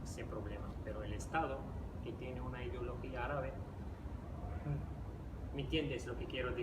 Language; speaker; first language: Spanish; non-native, fluent; Riffian